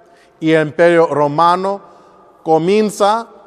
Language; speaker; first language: Spanish; non-native, learner; English